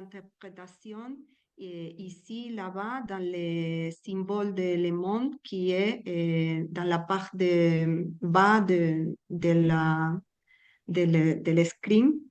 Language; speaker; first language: French; non-native, learner; Spanish